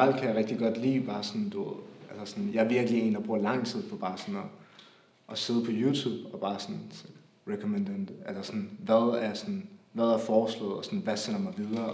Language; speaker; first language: Danish; native; Danish